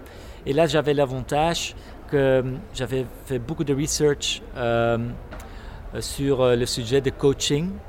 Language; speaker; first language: French; non-native, local second language; Dutch